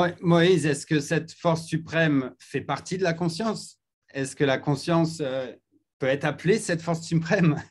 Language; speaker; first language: French; native; French